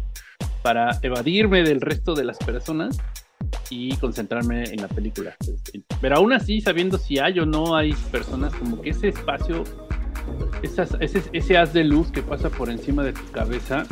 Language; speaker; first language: Spanish; native; Spanish